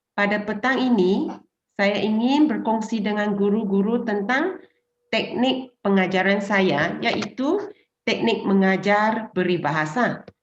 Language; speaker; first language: Malay; non-native, local second language; Chinese